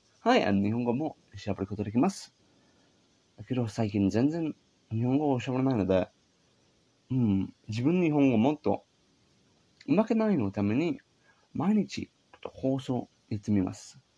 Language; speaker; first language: Japanese; non-native, learner; English